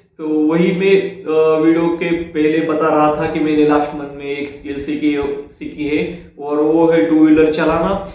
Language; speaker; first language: Hindi; non-native, local second language; Marathi